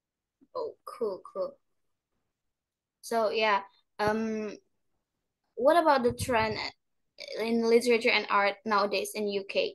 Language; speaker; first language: English; non-native, learner; Indonesian